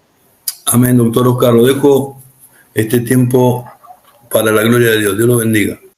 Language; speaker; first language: Spanish; non-native, fluent; Portuguese